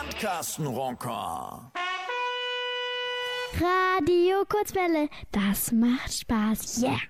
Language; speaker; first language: German; native; German